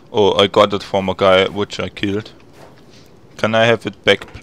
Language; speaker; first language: English; non-native, fluent; German